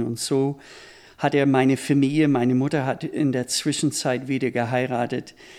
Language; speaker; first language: German; non-native, fluent; English